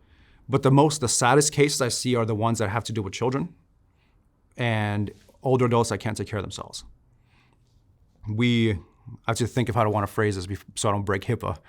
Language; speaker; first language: English; native; English